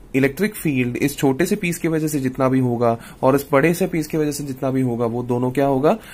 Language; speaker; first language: Hindi; non-native, local second language; Malayalam